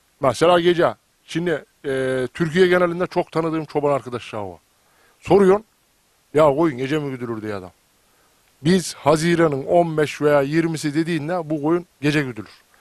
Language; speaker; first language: Turkish; native; Turkish